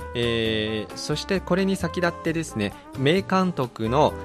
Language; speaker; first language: Japanese; non-native, fluent; Chinese